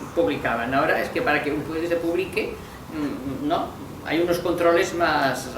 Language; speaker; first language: Spanish; non-native, local second language; Catalan